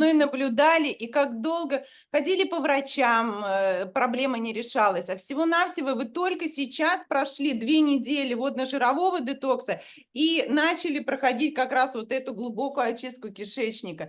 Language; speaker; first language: Russian; native; Russian